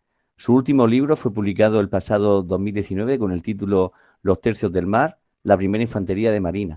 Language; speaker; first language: Spanish; native; Spanish